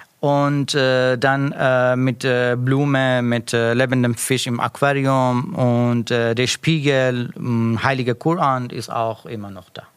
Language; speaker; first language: German; non-native, learner; Persian